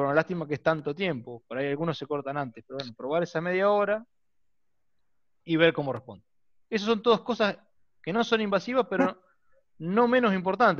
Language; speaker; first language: Spanish; native; Spanish